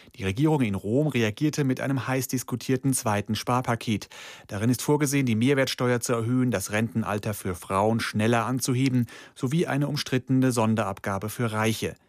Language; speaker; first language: German; native; German